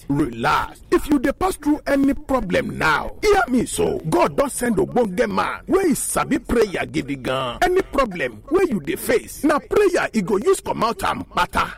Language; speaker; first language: Nigerian Pidgin; non-native, local second language; Yoruba